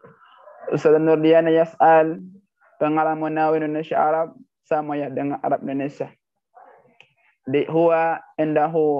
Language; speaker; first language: Arabic; non-native, learner; Indonesian